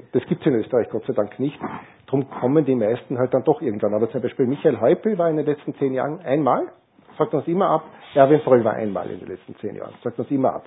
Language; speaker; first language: German; native; German